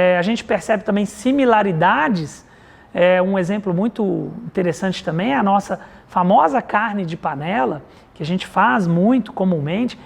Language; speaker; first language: Portuguese; native; Portuguese